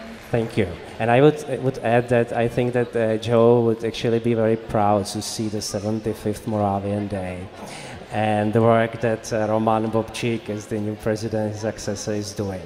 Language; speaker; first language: English; non-native, fluent; Czech